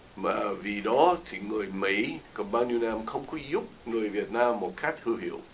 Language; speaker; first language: Vietnamese; non-native, fluent; English